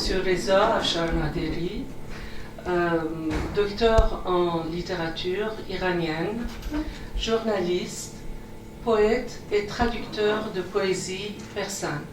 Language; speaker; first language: French; non-native, fluent; Persian